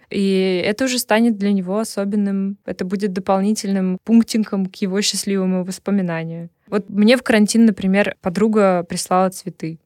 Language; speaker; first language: Russian; native; Russian